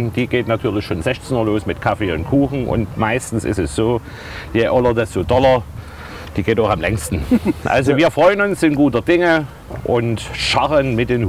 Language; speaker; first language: German; native; German